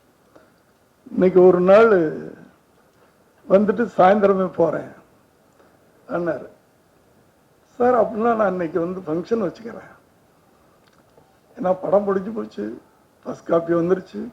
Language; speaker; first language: Tamil; native; Tamil